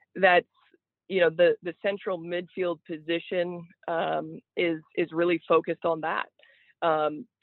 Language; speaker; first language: English; native; English